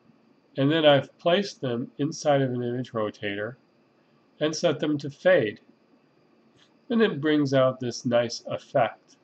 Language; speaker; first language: English; native; English